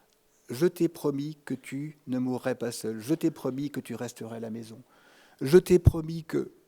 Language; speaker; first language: French; native; French